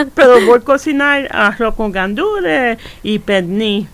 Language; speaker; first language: Spanish; early bilingual, heritage; Spanish